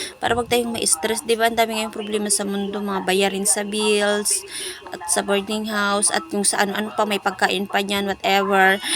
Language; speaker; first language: Filipino; non-native, local second language; Cebuano